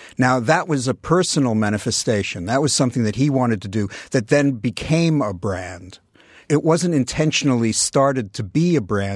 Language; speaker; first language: English; native; English